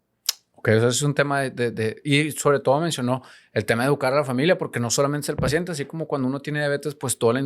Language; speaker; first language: Spanish; native; Spanish